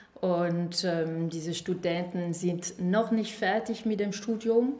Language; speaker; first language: German; non-native, fluent; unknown